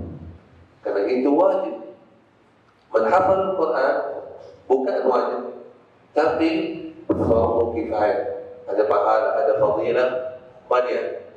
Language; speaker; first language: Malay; non-native, fluent; Arabic